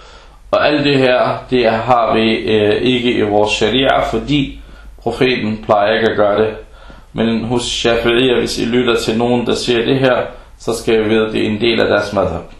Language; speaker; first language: Danish; early bilingual, other home language; Arabic